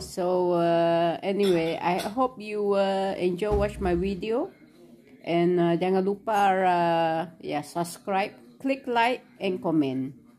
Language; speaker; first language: English; non-native, local second language; Malay